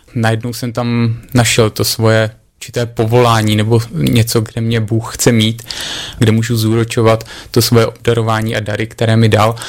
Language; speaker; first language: Czech; native; Czech